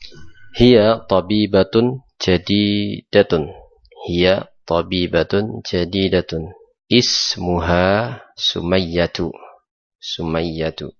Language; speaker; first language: Arabic; non-native, fluent; Indonesian